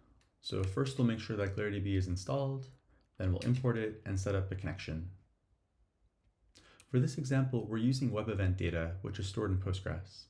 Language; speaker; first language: English; native; English